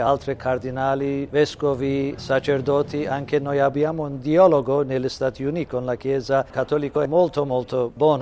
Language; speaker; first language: Italian; non-native, learner; Armenian